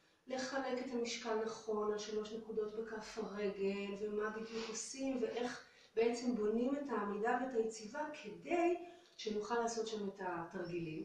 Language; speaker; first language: Hebrew; native; Hebrew